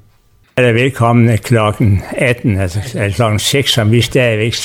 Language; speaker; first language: Danish; native; Danish